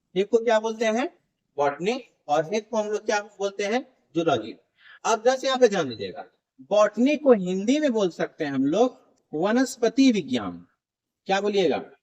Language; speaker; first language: Hindi; native; Hindi